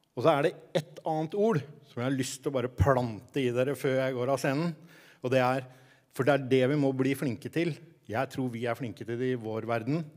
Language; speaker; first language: Norwegian; native; Norwegian